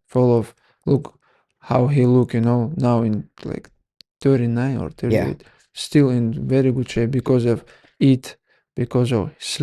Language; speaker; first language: English; non-native, learner; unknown